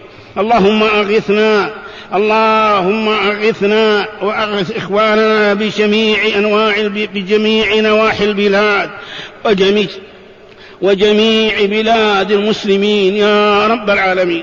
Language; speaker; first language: Arabic; native; Arabic